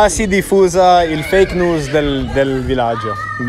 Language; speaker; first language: Italian; non-native, fluent; English